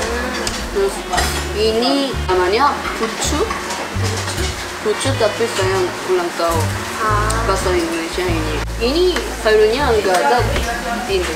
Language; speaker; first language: Indonesian; non-native, learner; Korean